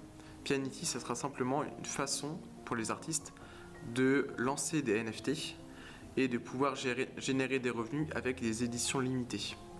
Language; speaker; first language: French; native; French